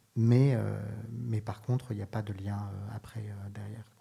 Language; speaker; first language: French; native; French